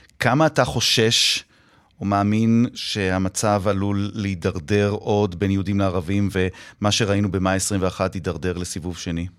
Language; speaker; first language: Hebrew; native; Hebrew